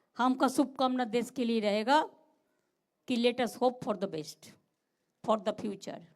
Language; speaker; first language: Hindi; non-native, local second language; Bangla